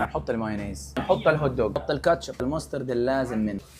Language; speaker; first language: Arabic; native; Arabic